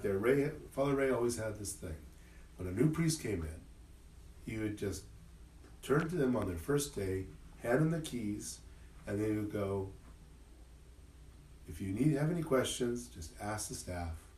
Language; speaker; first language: English; early bilingual, other home language; Spanish